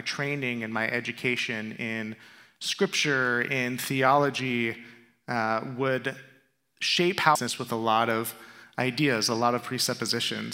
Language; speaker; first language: English; native; English